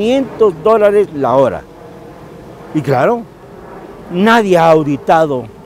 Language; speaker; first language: Spanish; native; Spanish